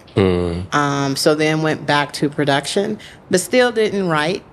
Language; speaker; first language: English; native; English